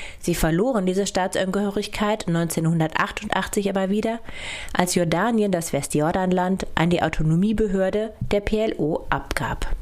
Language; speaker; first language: German; native; German